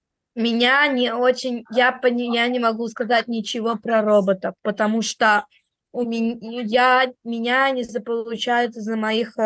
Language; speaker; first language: Russian; early bilingual, heritage; Russian